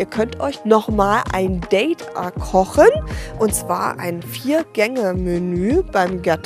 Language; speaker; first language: German; native; German